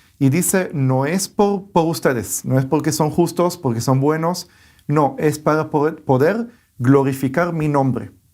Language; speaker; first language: Spanish; early bilingual, heritage; Hebrew